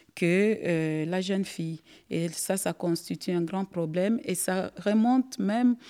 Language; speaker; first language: French; non-native, local second language; Swahili